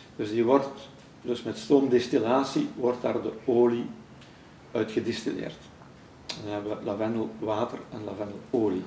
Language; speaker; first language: Dutch; native; Dutch